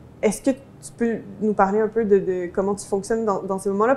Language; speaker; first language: French; native; French